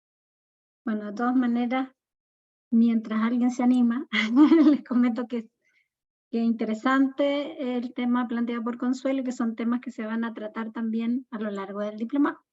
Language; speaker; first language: Spanish; native; Spanish